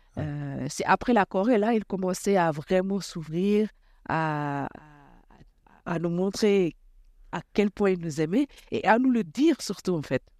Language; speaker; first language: French; non-native, local second language; Wolof